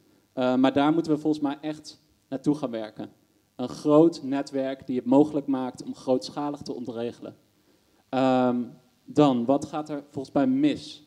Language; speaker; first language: Dutch; native; Dutch